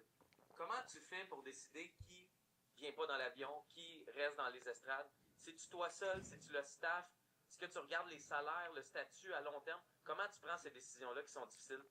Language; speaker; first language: French; native; French